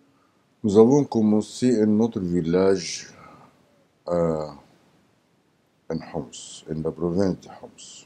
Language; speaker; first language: French; non-native, learner; Arabic